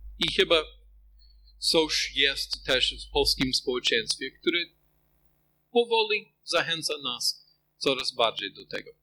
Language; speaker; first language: Polish; non-native, fluent; English